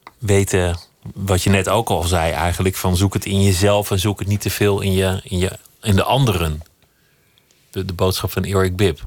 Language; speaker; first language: Dutch; native; Dutch